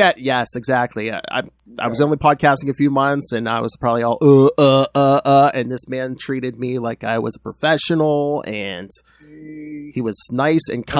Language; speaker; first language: English; native; English